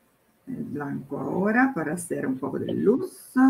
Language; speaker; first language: Spanish; non-native, learner; Italian